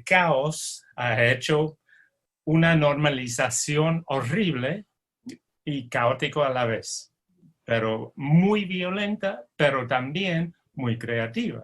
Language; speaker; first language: Spanish; non-native, fluent; English